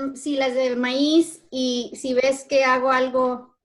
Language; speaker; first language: Spanish; early bilingual, heritage; Spanish